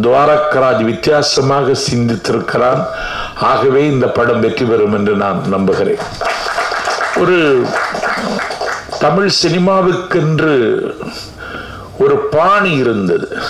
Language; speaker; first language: Tamil; native; Tamil